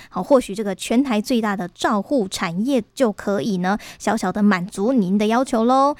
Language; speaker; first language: Chinese; native; Chinese